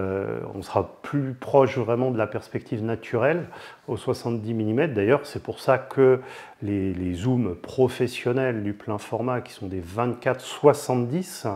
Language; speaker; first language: French; native; French